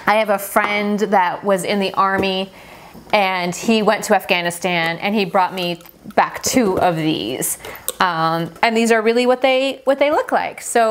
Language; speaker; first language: English; non-native, fluent; Persian